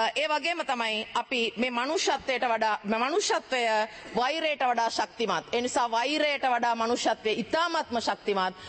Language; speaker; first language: Sinhala; non-native, local second language; Tamil